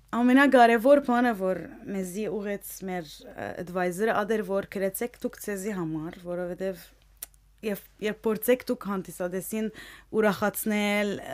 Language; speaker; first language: Armenian; early bilingual, heritage; Armenian